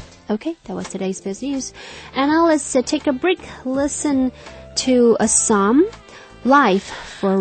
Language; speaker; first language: English; non-native, fluent; Chinese